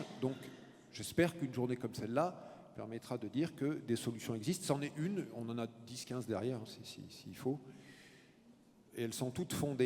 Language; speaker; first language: French; native; French